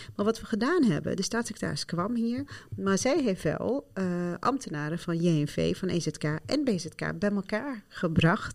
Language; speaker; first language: Dutch; non-native, fluent; Arabic